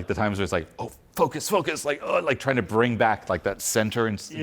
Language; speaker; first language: English; non-native, fluent; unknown